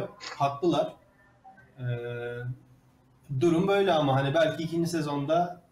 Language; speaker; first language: Turkish; native; Turkish